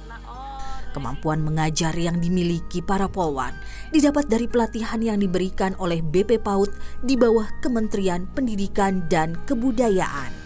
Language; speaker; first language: Indonesian; native; Indonesian